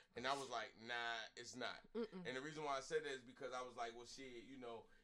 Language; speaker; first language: English; native; English